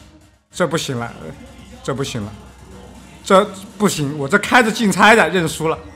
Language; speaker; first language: Chinese; native; Chinese